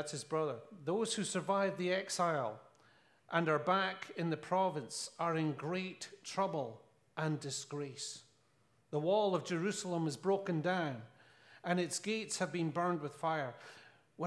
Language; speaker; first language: English; native; English